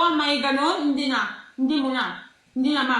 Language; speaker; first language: Filipino; non-native, learner; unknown